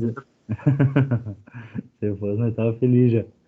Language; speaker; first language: Portuguese; native; Portuguese